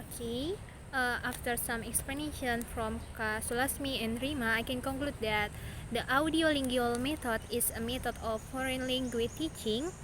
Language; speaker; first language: English; non-native, learner; Indonesian